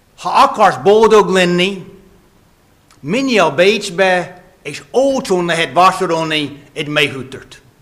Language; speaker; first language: Hungarian; non-native, fluent; English